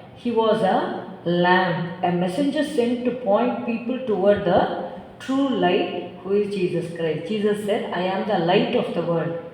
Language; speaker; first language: English; non-native, local second language; Tamil